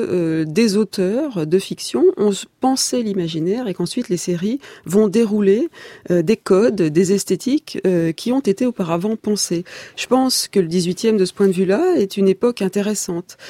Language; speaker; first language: French; native; French